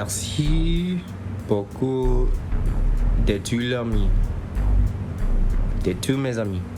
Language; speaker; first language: French; non-native, learner; English